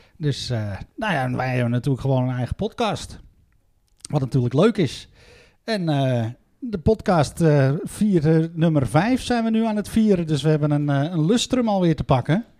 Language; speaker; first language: Dutch; native; Dutch